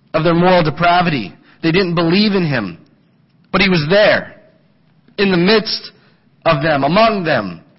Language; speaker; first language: English; native; English